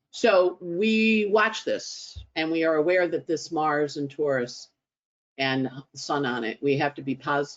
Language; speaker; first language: English; native; English